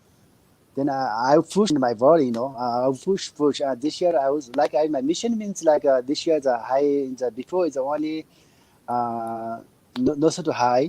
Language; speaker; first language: English; non-native, learner; Nepali